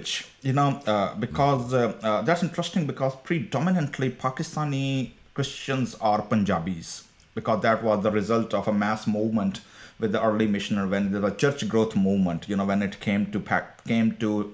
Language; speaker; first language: English; non-native, local second language; Punjabi